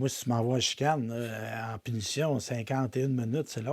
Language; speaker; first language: French; native; French